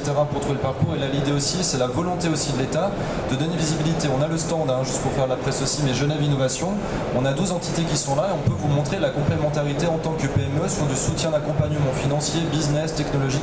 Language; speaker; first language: French; native; French